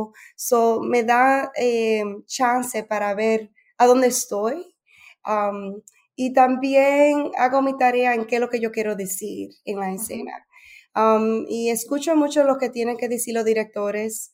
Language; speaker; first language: Spanish; early bilingual, heritage; Spanish